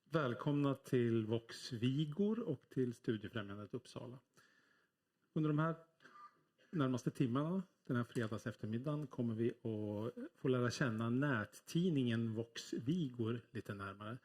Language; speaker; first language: Swedish; native; Swedish